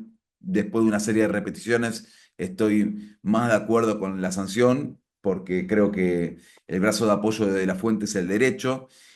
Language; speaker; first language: Spanish; native; Spanish